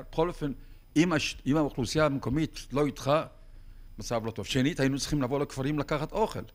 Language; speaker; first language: Hebrew; non-native, fluent; Lithuanian